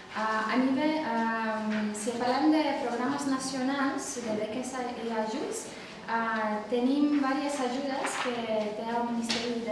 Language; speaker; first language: Catalan; non-native, fluent; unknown